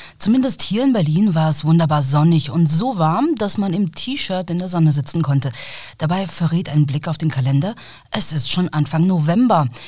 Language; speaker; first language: German; native; German